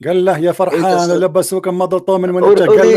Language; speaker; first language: Arabic; native; Arabic